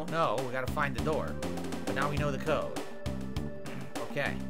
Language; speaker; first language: English; native; English